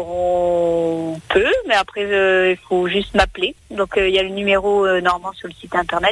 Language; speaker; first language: French; native; French